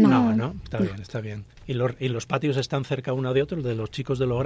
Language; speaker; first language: Spanish; native; Spanish